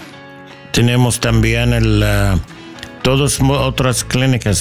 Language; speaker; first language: Spanish; non-native, learner; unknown